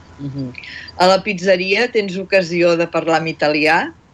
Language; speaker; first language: Catalan; native; Catalan